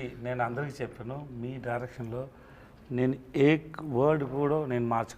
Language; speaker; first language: Telugu; non-native, learner; Tamil